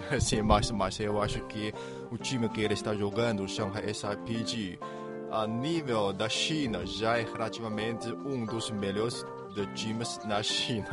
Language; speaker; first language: Portuguese; non-native, fluent; Chinese